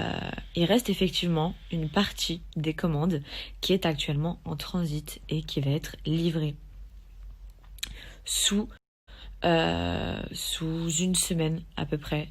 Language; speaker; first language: French; native; French